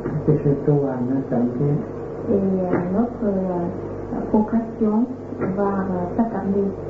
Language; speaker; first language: French; non-native, fluent; Vietnamese